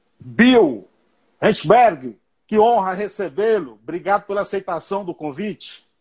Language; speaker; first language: Portuguese; native; Portuguese